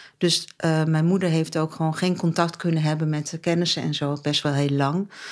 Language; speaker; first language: Dutch; early bilingual, other home language; Turkish